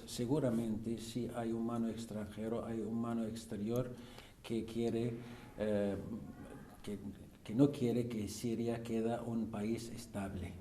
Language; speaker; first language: Spanish; non-native, fluent; Arabic